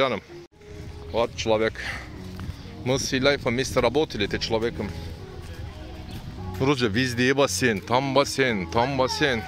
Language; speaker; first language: Russian; non-native, learner; Turkish